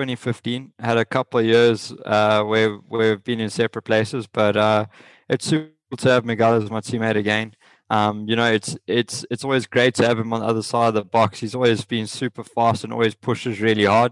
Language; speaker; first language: English; native; English